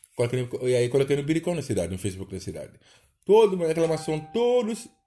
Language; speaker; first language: Portuguese; non-native, fluent; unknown